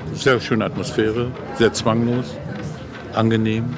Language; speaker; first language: German; native; German